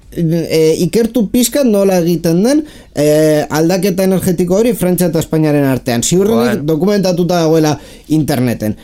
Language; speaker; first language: Basque; non-native, local second language; Spanish